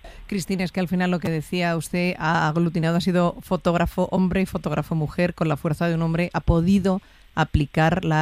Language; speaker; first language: Spanish; native; Spanish